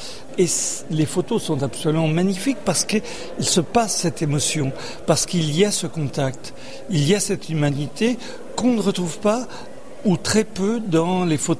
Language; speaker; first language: French; native; French